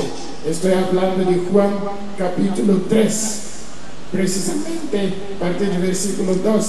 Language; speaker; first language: Spanish; non-native, fluent; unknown